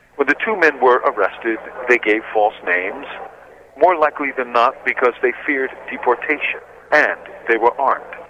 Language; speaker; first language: English; native; English